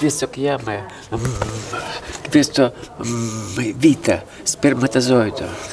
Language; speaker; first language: Italian; non-native, learner; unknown